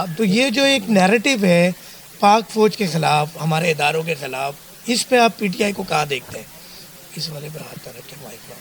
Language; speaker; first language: Urdu; native; Urdu